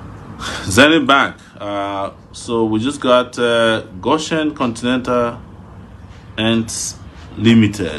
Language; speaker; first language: English; non-native, local second language; Yoruba